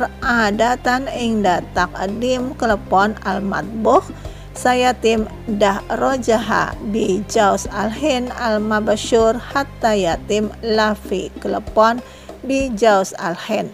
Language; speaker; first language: Arabic; non-native, learner; Indonesian